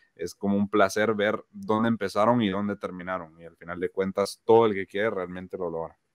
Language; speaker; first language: Spanish; native; Spanish